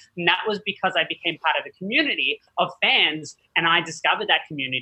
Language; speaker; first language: English; native; English